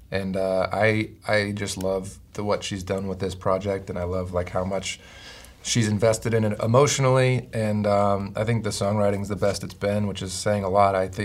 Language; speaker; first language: English; native; English